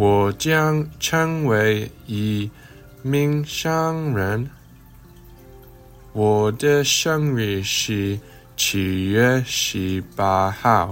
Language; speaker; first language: Chinese; non-native, learner; English